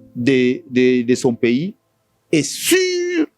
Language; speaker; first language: French; non-native, local second language; Swahili